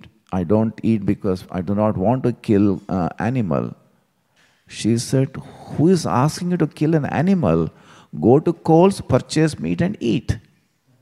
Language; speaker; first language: English; non-native, local second language; Telugu